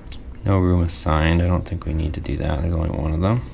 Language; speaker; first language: English; native; English